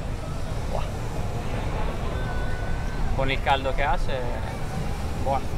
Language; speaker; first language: Italian; non-native, fluent; Spanish